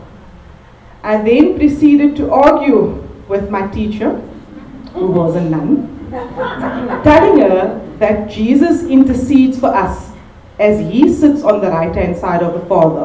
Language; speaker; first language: English; native; English